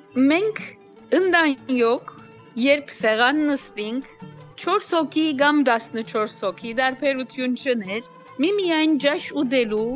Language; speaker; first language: Armenian; native; Armenian